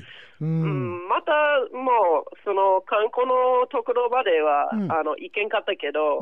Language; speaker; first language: Japanese; non-native, fluent; English